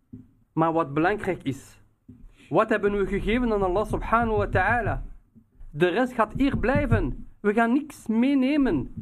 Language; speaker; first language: Dutch; non-native, fluent; Riffian